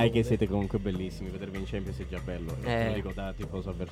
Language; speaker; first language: Italian; native; Italian